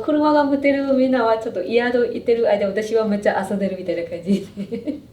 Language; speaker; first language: Japanese; non-native, fluent; Burmese